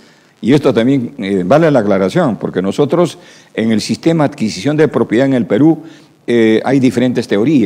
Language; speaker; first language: Spanish; native; Spanish